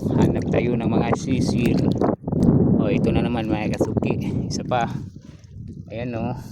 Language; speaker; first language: Filipino; non-native, local second language; Cebuano